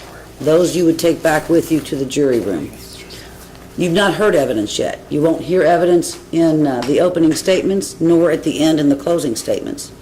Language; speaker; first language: English; native; English